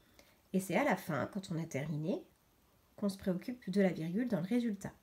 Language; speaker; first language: French; native; French